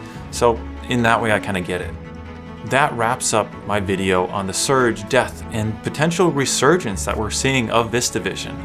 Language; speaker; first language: English; native; English